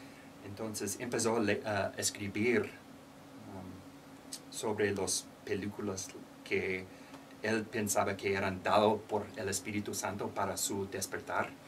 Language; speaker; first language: Spanish; non-native, learner; English